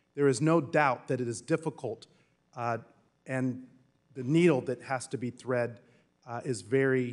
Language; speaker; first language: English; native; English